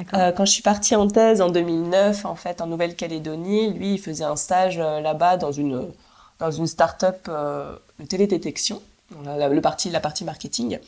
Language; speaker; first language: French; native; French